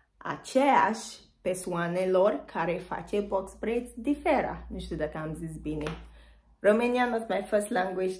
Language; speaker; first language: Romanian; non-native, learner; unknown